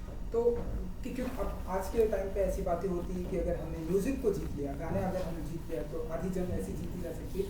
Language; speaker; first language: Hindi; native; Hindi